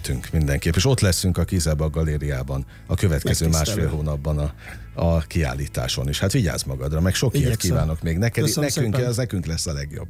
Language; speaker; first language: Hungarian; native; Hungarian